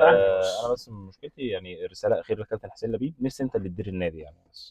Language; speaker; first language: Arabic; native; Arabic